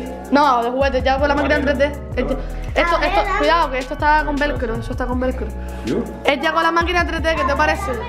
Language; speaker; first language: Spanish; native; Spanish